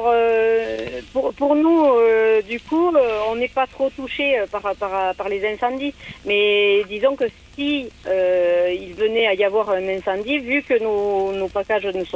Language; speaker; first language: French; native; French